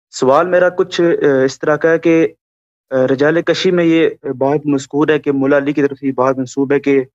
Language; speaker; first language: Urdu; native; Urdu